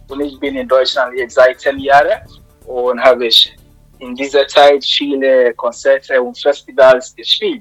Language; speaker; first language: German; non-native, fluent; Akan